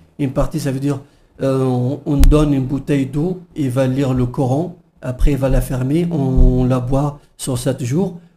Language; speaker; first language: French; non-native, local second language; Kabyle